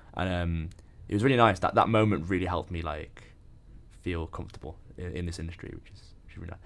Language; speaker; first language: English; native; English